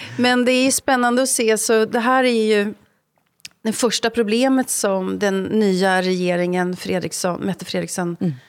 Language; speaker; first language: Swedish; native; Swedish